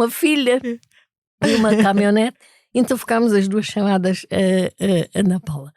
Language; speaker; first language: Portuguese; native; Portuguese